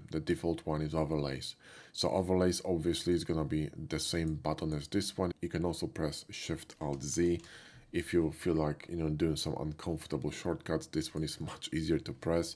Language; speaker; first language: English; non-native, fluent; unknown